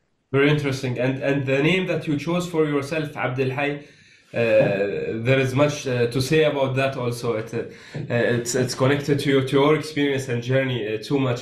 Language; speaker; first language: English; non-native, fluent; Arabic